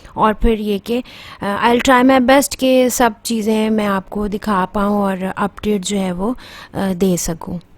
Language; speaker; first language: Urdu; native; Urdu